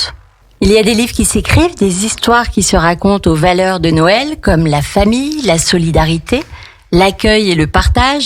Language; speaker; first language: French; native; French